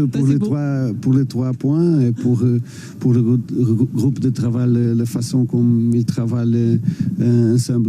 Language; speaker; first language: French; non-native, learner; Portuguese